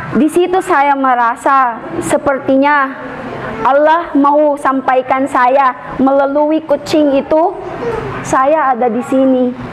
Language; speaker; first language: Indonesian; non-native, learner; Filipino